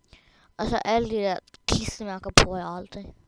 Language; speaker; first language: Danish; early bilingual, other home language; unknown